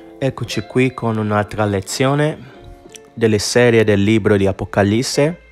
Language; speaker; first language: Italian; non-native, fluent; English